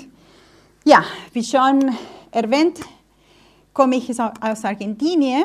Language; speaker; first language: German; non-native, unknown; Spanish